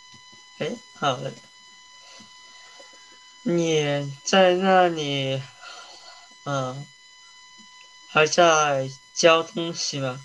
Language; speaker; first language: Chinese; early bilingual, heritage; Chinese